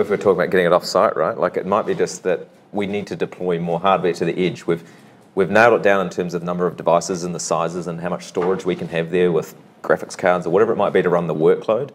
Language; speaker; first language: English; native; English